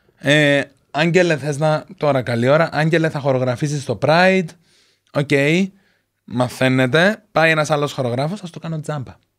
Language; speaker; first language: Greek; native; Greek